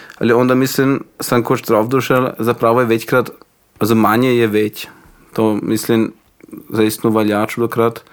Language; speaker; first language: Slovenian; non-native, learner; Croatian